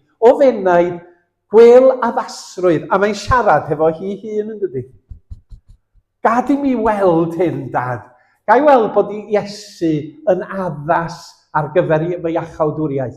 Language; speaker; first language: Welsh; native; Welsh